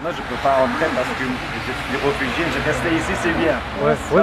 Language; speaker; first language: French; non-native, learner; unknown